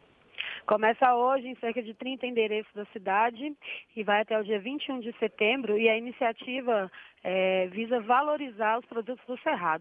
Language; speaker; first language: Portuguese; native; Portuguese